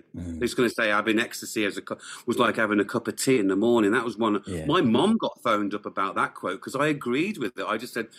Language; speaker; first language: English; native; English